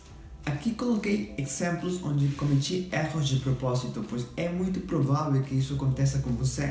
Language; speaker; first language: Portuguese; non-native, fluent; Spanish